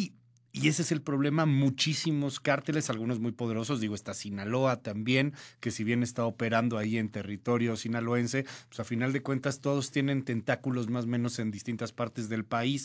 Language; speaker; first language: Spanish; native; Spanish